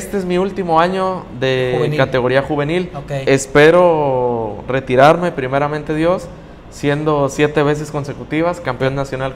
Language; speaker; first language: Spanish; native; Spanish